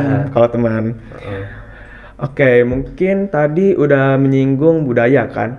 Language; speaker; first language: Indonesian; native; Indonesian